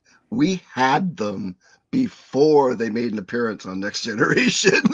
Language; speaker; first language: English; native; English